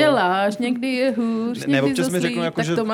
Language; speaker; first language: Czech; native; Czech